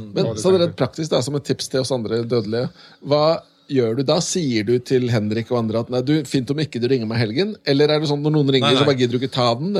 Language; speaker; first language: Norwegian; native; Norwegian